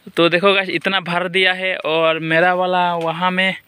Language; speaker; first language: Hindi; non-native, local second language; Assamese